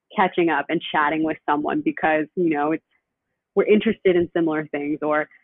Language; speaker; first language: English; early bilingual, other home language; Spanish